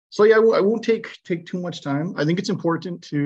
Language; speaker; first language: English; native; English